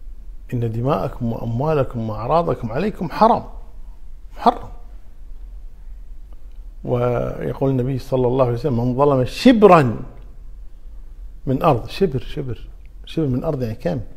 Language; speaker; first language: Arabic; native; Arabic